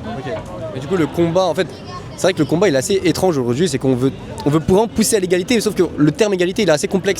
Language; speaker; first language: French; native; French